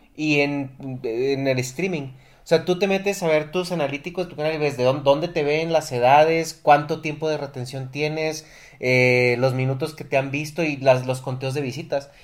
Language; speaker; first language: Spanish; native; Spanish